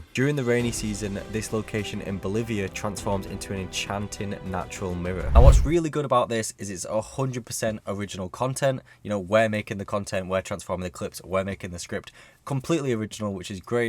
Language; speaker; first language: English; native; English